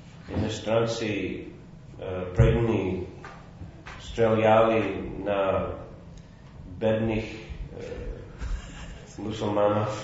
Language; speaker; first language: Russian; non-native, fluent; English